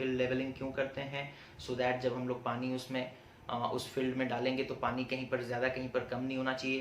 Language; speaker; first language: Hindi; non-native, local second language; Odia